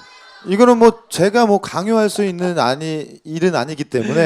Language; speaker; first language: Korean; native; Korean